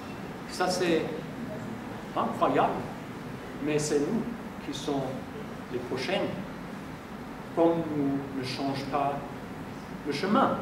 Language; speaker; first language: French; non-native, fluent; German